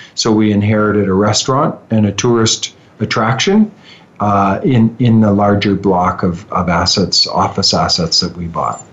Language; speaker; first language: English; native; English